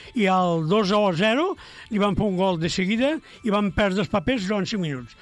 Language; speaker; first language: Catalan; native; Catalan